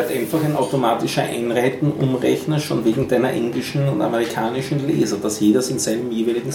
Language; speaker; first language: German; native; German